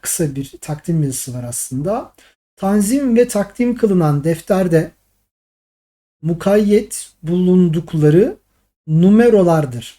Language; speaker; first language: Turkish; native; Turkish